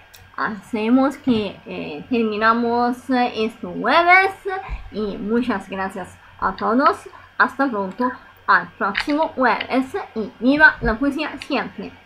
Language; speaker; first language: Spanish; non-native, learner; Italian